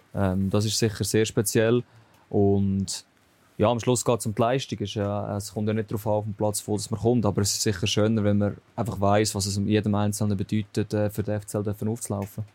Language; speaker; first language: German; native; German